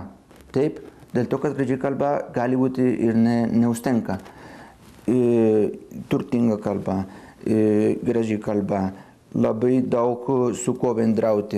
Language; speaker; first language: Lithuanian; non-native, fluent; Spanish